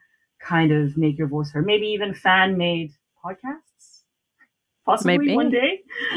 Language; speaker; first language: English; non-native, local second language; Cantonese